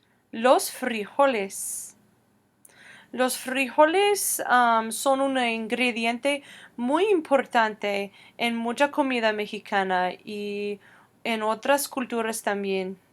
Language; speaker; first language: Spanish; non-native, fluent; English